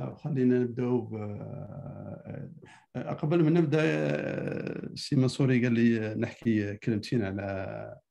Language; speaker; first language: Arabic; native; Arabic